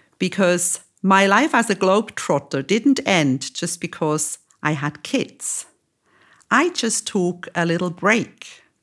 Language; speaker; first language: English; non-native, fluent; German